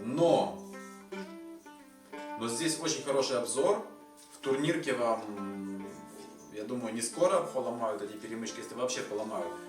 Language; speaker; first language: Russian; native; Russian